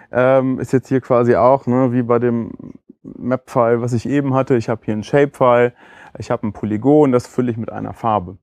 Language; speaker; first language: German; native; German